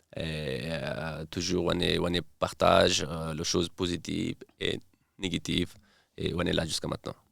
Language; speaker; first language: French; non-native, learner; Persian